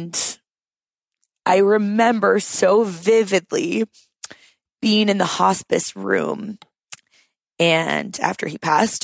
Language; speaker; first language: English; native; English